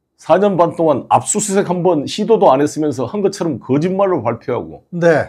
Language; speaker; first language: Korean; native; Korean